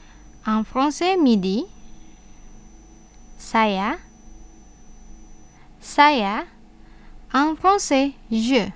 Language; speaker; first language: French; non-native, fluent; Indonesian